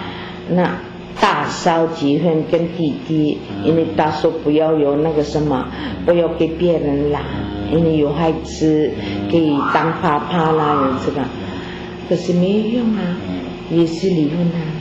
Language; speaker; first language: Chinese; non-native, learner; Filipino